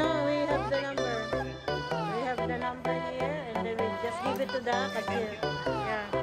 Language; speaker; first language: English; non-native, local second language; Filipino